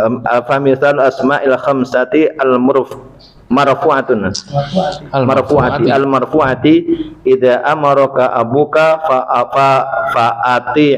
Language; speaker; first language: Arabic; non-native, learner; Indonesian